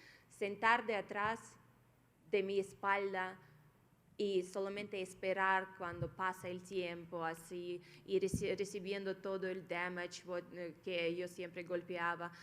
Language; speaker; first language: Spanish; non-native, fluent; Russian